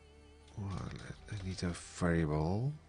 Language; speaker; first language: English; non-native, fluent; Dutch